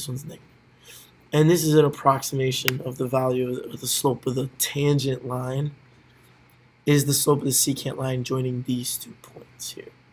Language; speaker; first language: English; native; English